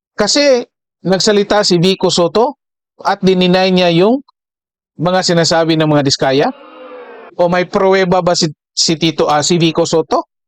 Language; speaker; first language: Filipino; native; Filipino